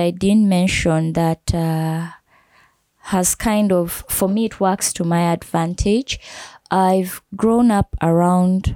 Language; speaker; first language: English; non-native, local second language; Ganda